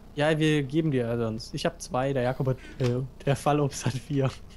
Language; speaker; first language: German; native; German